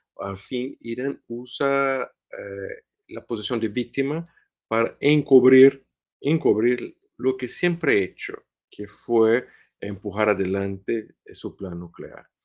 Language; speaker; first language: Spanish; non-native, fluent; Portuguese